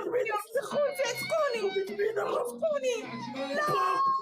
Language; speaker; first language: Arabic; native; Arabic